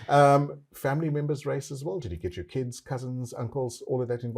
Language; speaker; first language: English; native; English